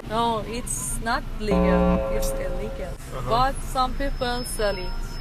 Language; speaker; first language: English; non-native, learner; Persian